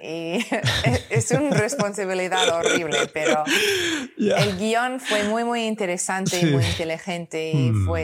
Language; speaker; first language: Spanish; non-native, learner; English